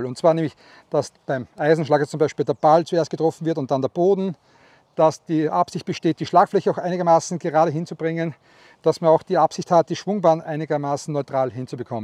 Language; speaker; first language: German; native; German